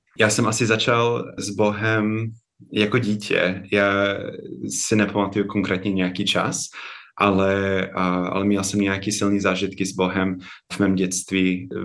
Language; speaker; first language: Czech; non-native, fluent; English